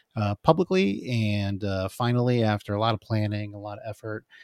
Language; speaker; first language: English; native; English